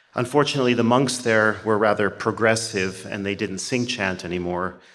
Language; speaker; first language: English; native; English